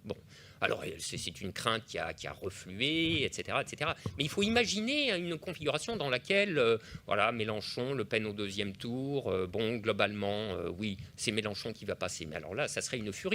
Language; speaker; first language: French; native; French